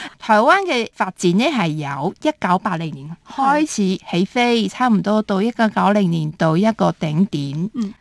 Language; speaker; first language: Cantonese; early bilingual, heritage; Cantonese